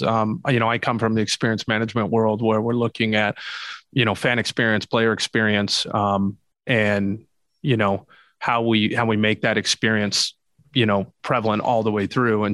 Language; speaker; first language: English; native; English